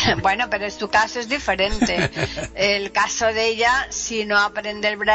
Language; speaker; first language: Spanish; native; Spanish